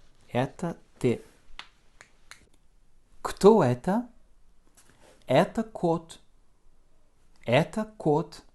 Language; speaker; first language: Russian; non-native, fluent; French